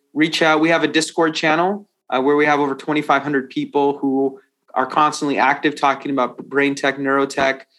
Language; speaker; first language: English; native; English